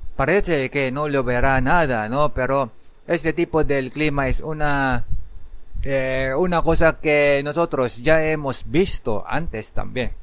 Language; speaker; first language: Spanish; non-native, learner; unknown